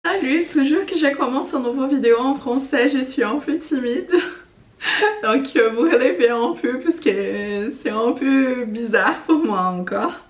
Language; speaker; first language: French; non-native, fluent; Portuguese